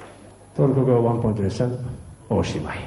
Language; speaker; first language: Japanese; non-native, learner; Turkish